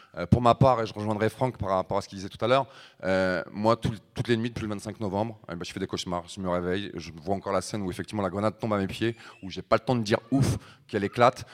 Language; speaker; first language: French; native; French